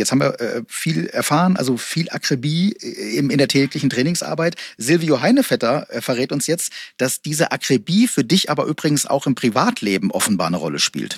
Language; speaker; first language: German; native; German